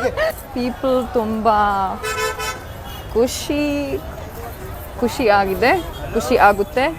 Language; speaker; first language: Kannada; non-native, learner; German